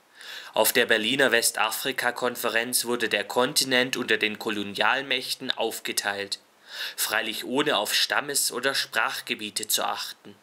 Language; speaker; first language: German; native; German